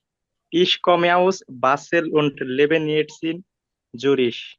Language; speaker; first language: German; non-native, learner; Bangla